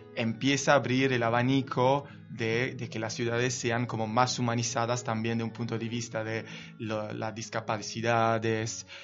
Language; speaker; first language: Spanish; non-native, fluent; Italian